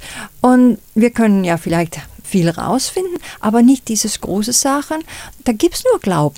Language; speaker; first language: German; non-native, fluent; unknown